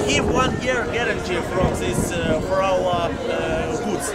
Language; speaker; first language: English; non-native, learner; Russian